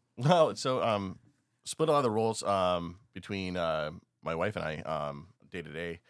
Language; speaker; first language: English; native; English